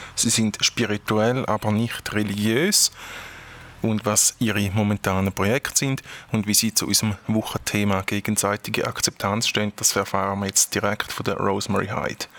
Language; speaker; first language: German; native; German